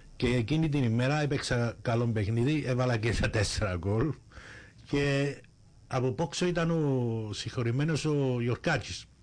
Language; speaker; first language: Greek; early bilingual, heritage; Greek